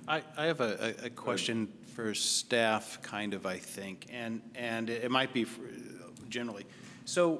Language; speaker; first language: English; native; English